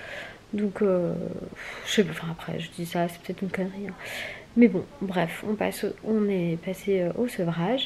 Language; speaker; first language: French; native; French